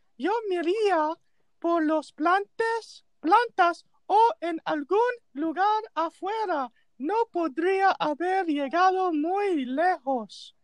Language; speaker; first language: Spanish; non-native, learner; English